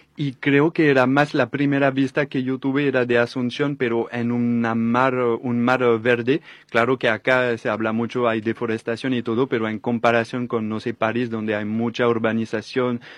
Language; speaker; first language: Spanish; non-native, fluent; French